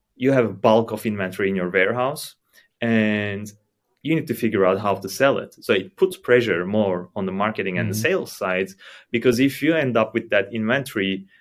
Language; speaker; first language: English; non-native, fluent; Turkish